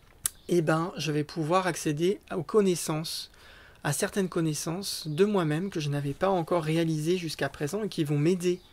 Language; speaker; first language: French; native; French